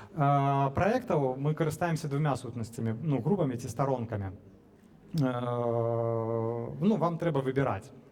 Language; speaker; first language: Belarusian; non-native, local second language; Russian